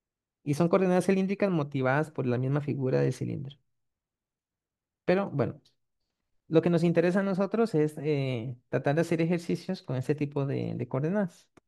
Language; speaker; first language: Spanish; native; Spanish